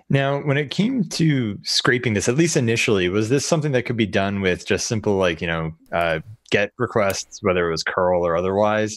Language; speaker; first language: English; native; English